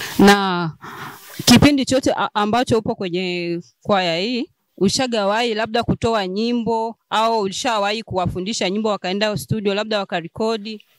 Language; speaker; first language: Swahili; native; Swahili